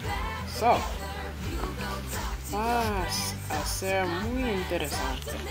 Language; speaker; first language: Spanish; non-native, learner; English